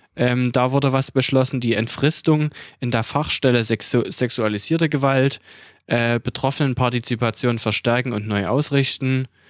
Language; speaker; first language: German; native; German